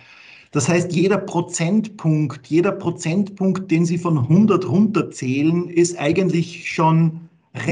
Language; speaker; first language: German; native; German